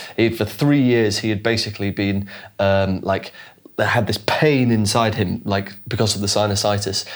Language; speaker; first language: English; native; English